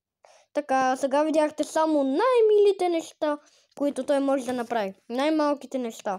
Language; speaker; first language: Bulgarian; native; Bulgarian